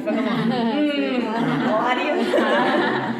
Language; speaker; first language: Spanish; native; Spanish